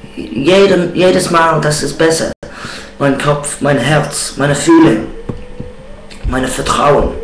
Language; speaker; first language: German; non-native, learner; English